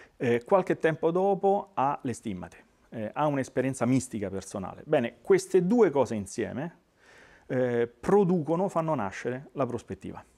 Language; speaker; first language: Italian; native; Italian